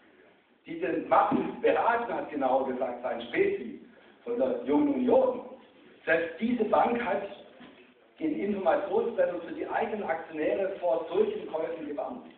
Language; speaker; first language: German; native; German